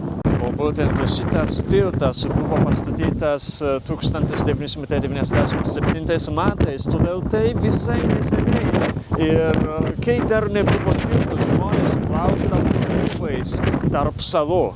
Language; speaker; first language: Lithuanian; non-native, fluent; Japanese